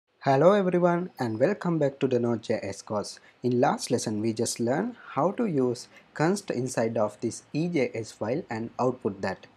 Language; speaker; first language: English; non-native, fluent; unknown